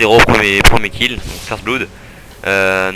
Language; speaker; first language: French; native; French